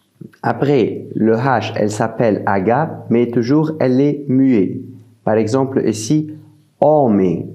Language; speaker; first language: French; non-native, fluent; Portuguese